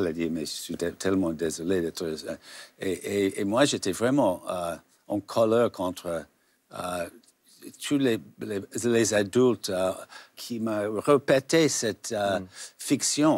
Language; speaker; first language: French; non-native, fluent; English